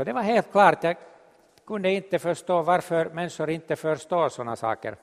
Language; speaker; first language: Swedish; non-native, local second language; Finnish